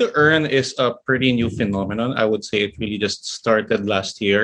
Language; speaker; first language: English; non-native, local second language; Filipino